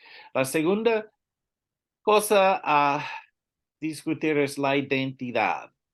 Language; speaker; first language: Spanish; non-native, learner; English